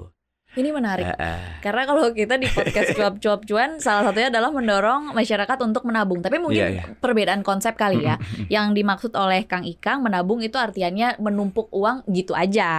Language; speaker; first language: Indonesian; native; Indonesian